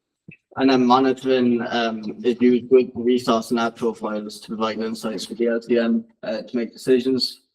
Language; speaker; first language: English; native; English